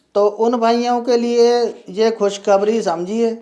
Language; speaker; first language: Hindi; non-native, local second language; Punjabi